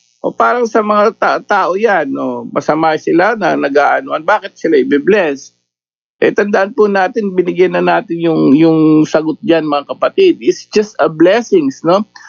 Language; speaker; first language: Filipino; native; Filipino